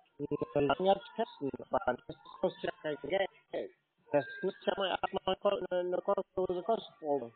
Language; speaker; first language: German; native; German